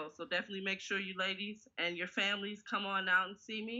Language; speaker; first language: English; native; English